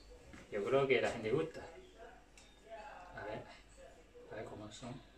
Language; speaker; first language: Spanish; non-native, learner; Chinese